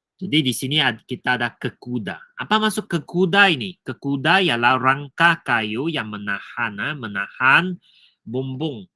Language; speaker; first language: Malay; non-native, local second language; Chinese